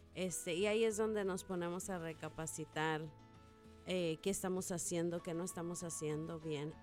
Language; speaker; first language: Spanish; native; Spanish